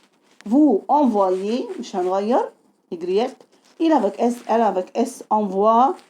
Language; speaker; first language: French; non-native, fluent; Arabic